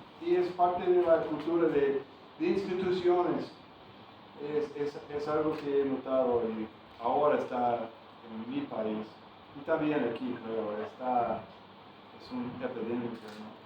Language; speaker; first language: Spanish; non-native, fluent; English